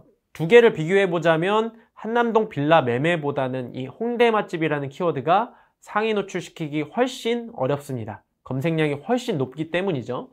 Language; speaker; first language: Korean; native; Korean